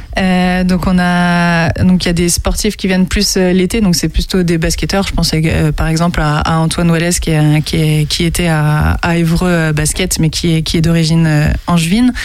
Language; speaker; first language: French; native; French